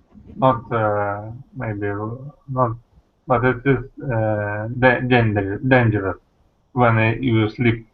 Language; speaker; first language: English; non-native, learner; Russian